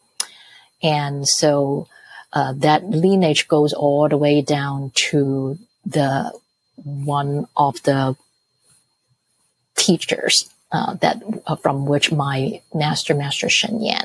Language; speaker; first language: English; non-native, local second language; Cantonese